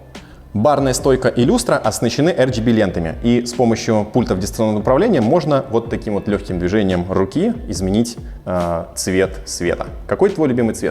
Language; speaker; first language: Russian; native; Russian